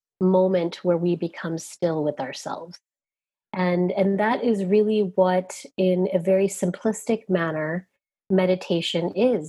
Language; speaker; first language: English; native; English